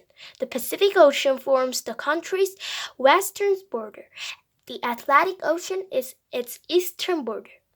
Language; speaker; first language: English; non-native, fluent; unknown